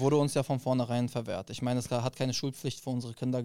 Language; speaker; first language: German; early bilingual, other home language; Arabic